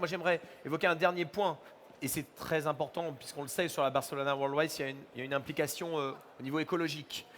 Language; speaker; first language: French; native; French